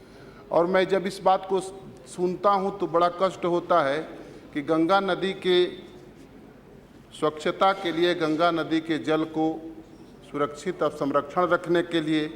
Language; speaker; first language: Hindi; native; Hindi